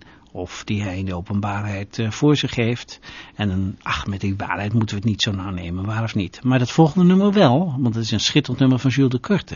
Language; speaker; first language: Dutch; native; Dutch